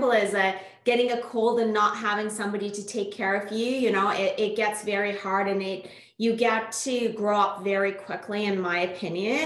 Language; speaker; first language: English; non-native, fluent; Persian